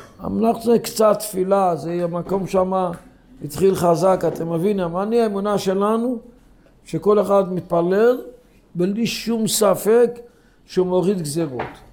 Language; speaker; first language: Hebrew; non-native, local second language; Yiddish